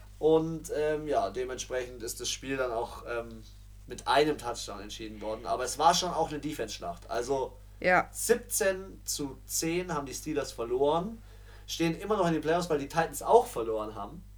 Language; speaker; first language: German; native; German